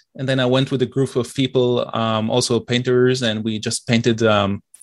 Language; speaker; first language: English; non-native, fluent; Hebrew